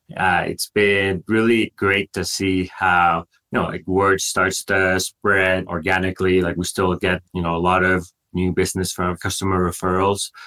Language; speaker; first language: English; non-native, fluent; Spanish